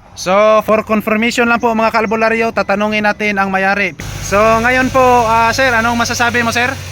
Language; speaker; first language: Filipino; non-native, local second language; Cebuano